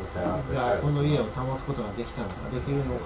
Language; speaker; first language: Italian; non-native, learner; Japanese